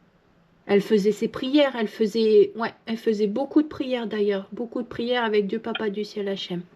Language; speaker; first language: French; native; French